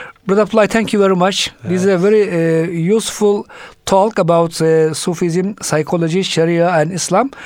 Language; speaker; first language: English; non-native, fluent; Turkish